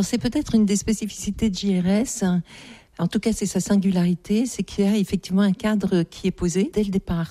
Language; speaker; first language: French; native; French